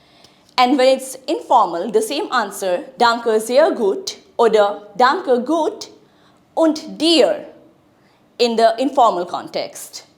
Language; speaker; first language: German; non-native, fluent; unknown